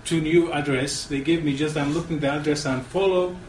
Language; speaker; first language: English; non-native, learner; Arabic